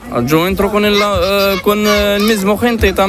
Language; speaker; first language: Spanish; non-native, learner; Arabic